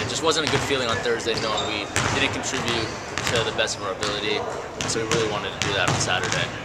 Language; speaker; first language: English; native; English